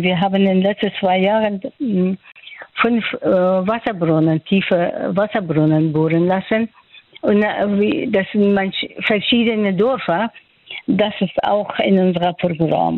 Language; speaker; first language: German; non-native, fluent; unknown